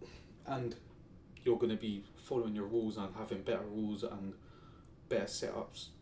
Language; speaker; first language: English; native; English